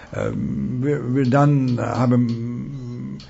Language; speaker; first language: German; non-native, fluent; Hungarian